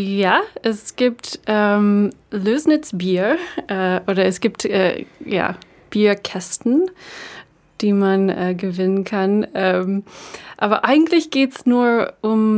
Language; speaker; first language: German; non-native, fluent; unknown